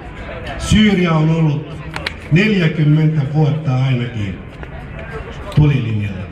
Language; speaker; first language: Finnish; non-native, fluent; Arabic